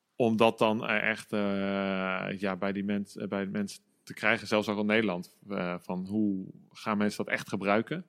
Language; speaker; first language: Dutch; native; Dutch